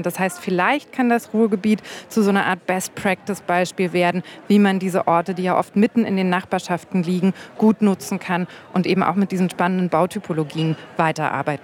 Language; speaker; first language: German; native; German